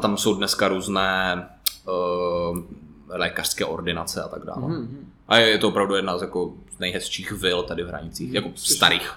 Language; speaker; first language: Czech; native; Czech